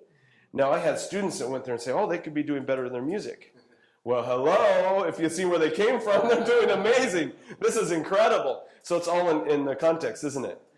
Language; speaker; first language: English; native; English